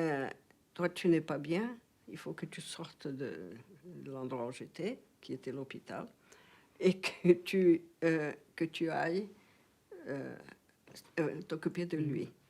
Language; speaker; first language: French; non-native, fluent; Portuguese